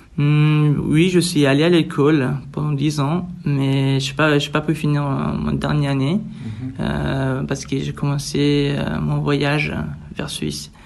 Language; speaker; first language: French; non-native, fluent; Persian